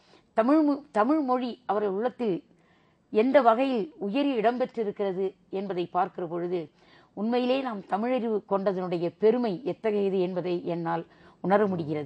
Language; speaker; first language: Tamil; native; Tamil